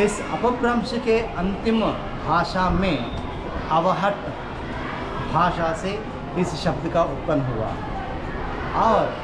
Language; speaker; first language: Hindi; non-native, local second language; Telugu